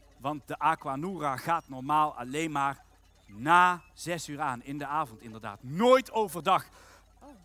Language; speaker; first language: Dutch; native; Dutch